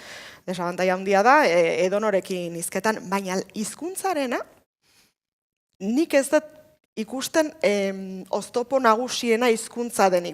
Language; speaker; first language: Basque; native; Basque